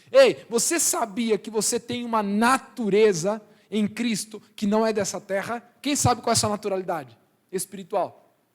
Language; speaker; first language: Portuguese; early bilingual, other home language; Spanish